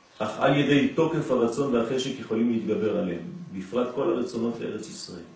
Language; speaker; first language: Hebrew; non-native, fluent; French